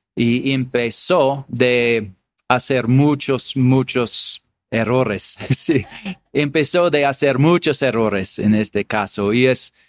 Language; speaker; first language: Spanish; non-native, fluent; English